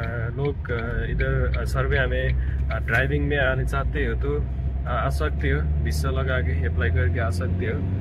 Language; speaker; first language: Hindi; non-native, learner; Nepali